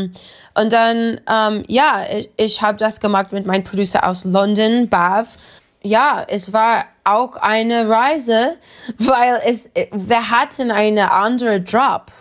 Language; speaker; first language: German; non-native, learner; English